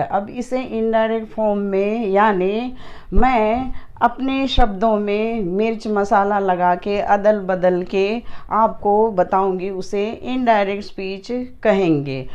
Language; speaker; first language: Hindi; native; Hindi